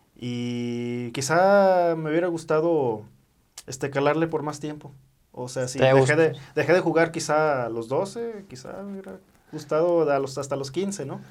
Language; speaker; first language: Spanish; early bilingual, heritage; Spanish